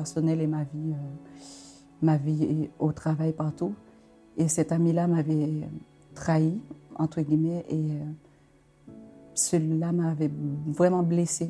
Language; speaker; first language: French; non-native, local second language; Haitian Creole